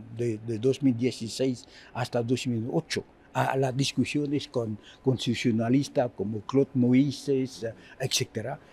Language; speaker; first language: Spanish; non-native, fluent; Haitian Creole